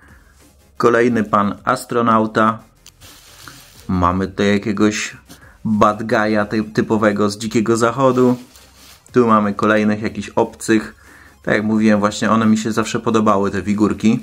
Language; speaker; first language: Polish; native; Polish